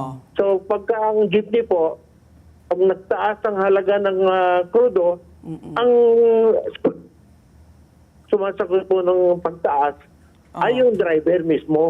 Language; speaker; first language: Filipino; native; Filipino